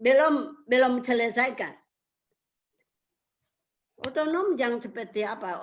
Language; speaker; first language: Indonesian; non-native, local second language; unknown